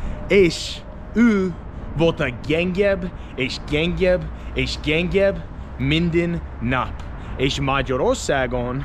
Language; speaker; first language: Hungarian; non-native, learner; English